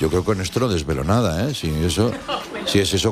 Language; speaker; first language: Spanish; native; Spanish